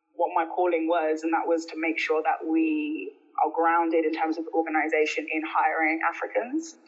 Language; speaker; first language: English; native; English